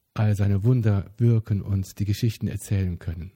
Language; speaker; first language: German; native; German